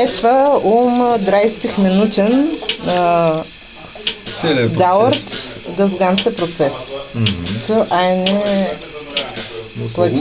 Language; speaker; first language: German; non-native, fluent; Bulgarian